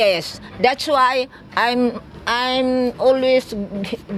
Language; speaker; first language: English; non-native, local second language; Cebuano